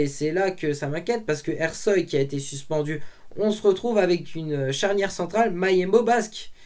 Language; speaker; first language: French; native; French